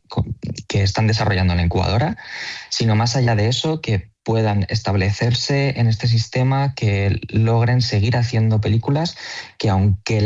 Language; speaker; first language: Spanish; native; Spanish